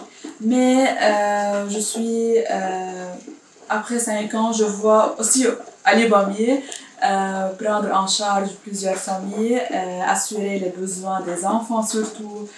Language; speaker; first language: French; non-native, fluent; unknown